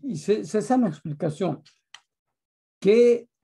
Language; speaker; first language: French; non-native, fluent; Spanish